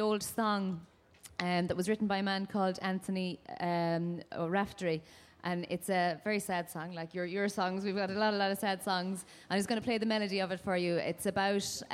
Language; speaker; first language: English; native; English